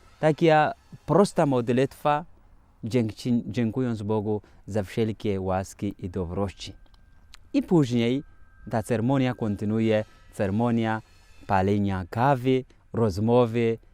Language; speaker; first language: Polish; non-native, fluent; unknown